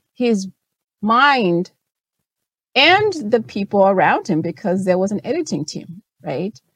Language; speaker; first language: English; non-native, local second language; Shona